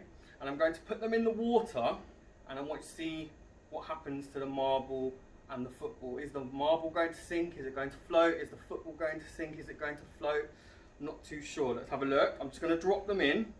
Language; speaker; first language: English; native; English